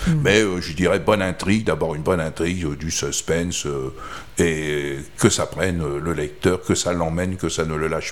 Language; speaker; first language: French; native; French